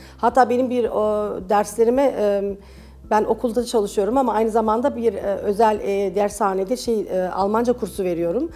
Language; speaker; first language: Turkish; early bilingual, heritage; Turkish